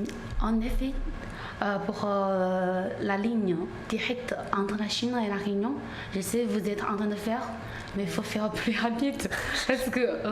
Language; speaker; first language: French; non-native, learner; Chinese